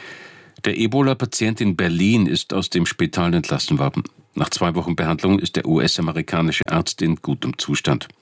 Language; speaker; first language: German; native; German